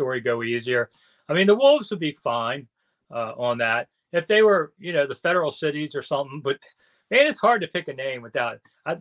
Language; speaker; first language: English; native; English